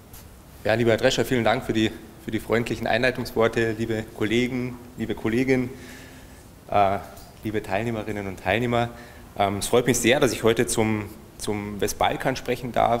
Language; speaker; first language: German; native; German